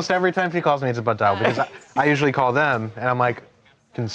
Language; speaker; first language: English; native; English